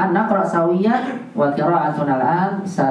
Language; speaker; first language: Arabic; non-native, fluent; Indonesian